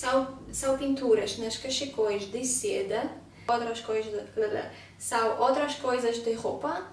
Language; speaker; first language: Portuguese; non-native, learner; Ukrainian